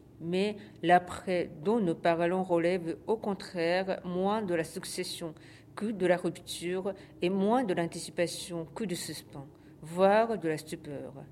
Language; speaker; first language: French; non-native, fluent; Japanese